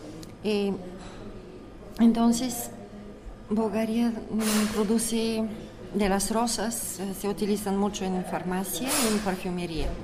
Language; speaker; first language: Spanish; non-native, learner; Bulgarian